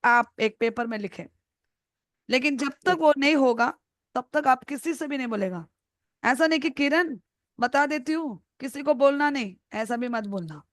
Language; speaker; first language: Hindi; non-native, local second language; Malayalam